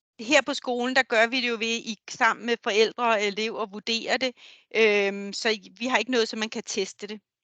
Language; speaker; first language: Danish; native; Danish